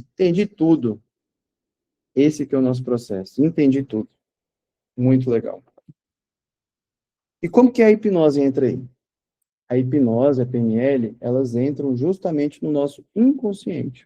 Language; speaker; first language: Portuguese; native; Portuguese